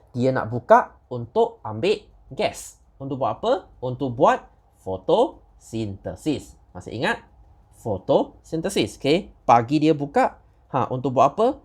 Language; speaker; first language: Malay; non-native, local second language; Chinese